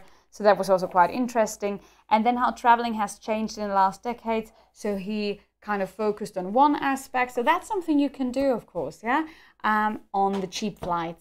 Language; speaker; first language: English; non-native, fluent; German